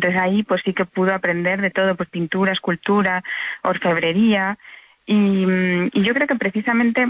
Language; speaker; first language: Spanish; native; Spanish